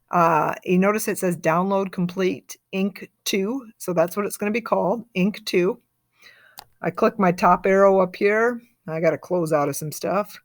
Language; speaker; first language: English; native; English